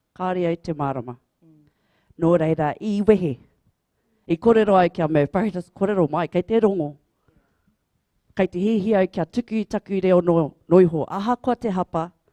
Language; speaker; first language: Māori; non-native, local second language; English